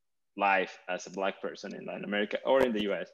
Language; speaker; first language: English; non-native, fluent; Spanish